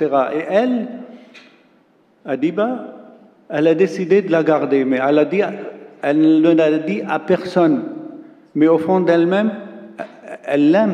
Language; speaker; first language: French; non-native, local second language; Arabic